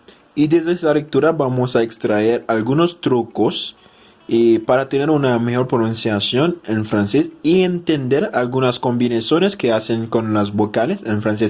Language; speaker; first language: Spanish; non-native, fluent; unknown